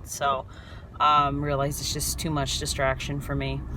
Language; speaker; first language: English; native; English